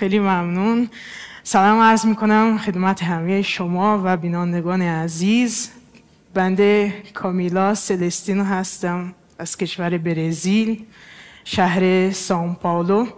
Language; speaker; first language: Persian; non-native, fluent; Portuguese